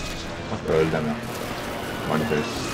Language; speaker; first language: Dutch; non-native, local second language; Turkish